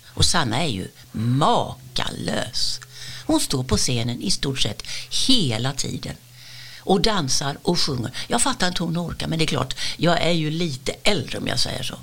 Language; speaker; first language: Swedish; native; Swedish